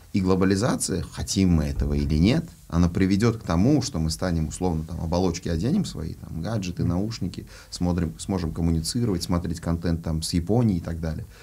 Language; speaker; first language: Russian; non-native, local second language; Uzbek